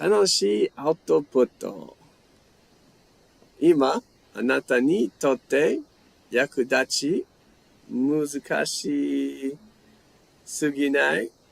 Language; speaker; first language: Japanese; non-native, fluent; English